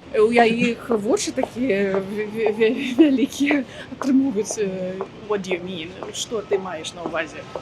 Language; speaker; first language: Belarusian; non-native, local second language; Russian